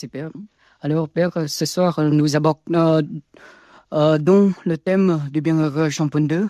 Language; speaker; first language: French; non-native, fluent; Vietnamese